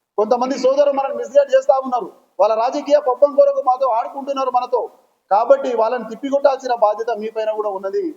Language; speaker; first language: Telugu; non-native, local second language; Lambadi